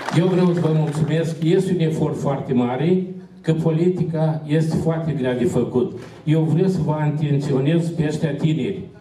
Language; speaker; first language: Romanian; native; Romanian